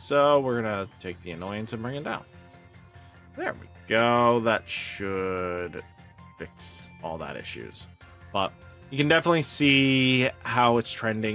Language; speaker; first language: English; native; English